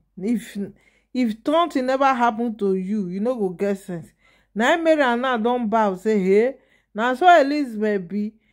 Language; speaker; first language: Nigerian Pidgin; non-native, local second language; Yoruba